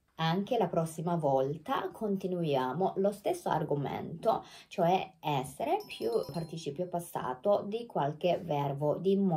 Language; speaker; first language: Italian; non-native, fluent; Japanese